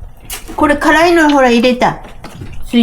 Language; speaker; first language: Japanese; native; Japanese